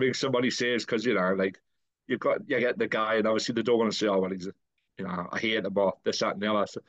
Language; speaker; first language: English; native; English